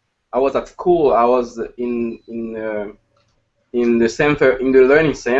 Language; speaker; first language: English; non-native, learner; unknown